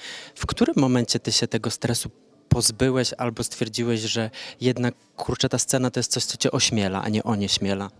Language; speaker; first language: Polish; native; Polish